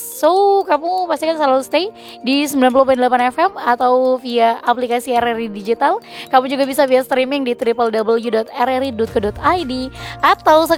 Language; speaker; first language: Indonesian; native; Indonesian